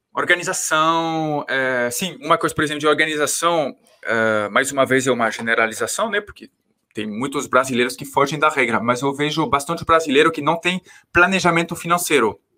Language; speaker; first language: Portuguese; non-native, fluent; French